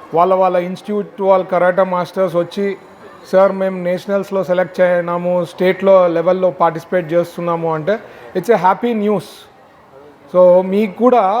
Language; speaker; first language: Telugu; native; Telugu